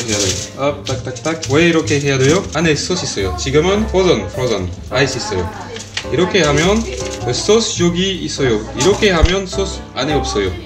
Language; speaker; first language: Korean; non-native, learner; French